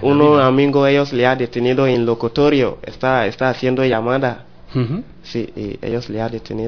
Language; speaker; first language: Spanish; non-native, learner; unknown